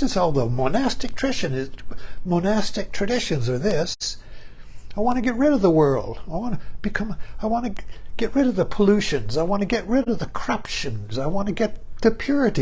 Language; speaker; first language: English; native; English